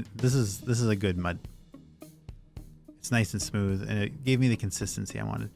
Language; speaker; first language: English; native; English